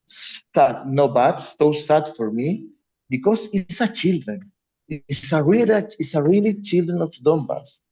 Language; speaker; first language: English; non-native, learner; Spanish